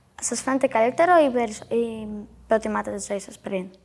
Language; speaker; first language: Greek; native; Greek